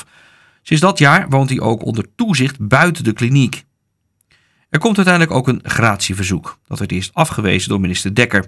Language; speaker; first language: Dutch; native; Dutch